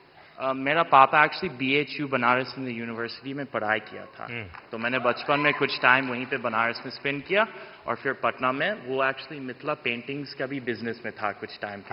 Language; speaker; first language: Hindi; non-native, fluent; English